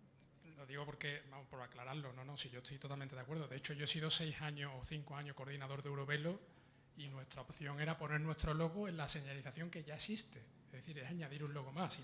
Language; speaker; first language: Spanish; native; Spanish